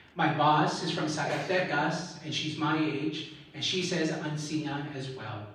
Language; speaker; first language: English; early bilingual, other home language; Spanish